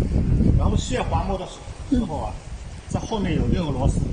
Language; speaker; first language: Chinese; native; Chinese